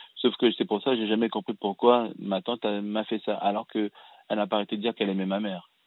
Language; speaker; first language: French; early bilingual, other home language; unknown